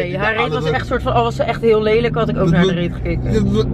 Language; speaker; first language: Dutch; native; Dutch